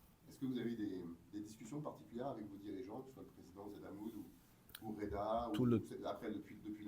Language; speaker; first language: French; native; French